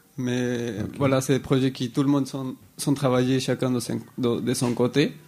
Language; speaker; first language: French; non-native, learner; Spanish